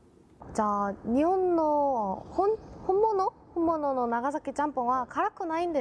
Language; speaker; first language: Japanese; non-native, learner; Korean